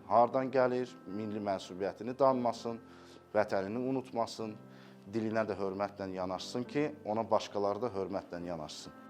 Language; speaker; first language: Azerbaijani; native; Azerbaijani